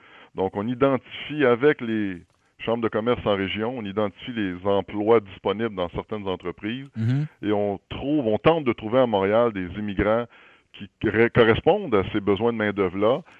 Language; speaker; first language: French; native; French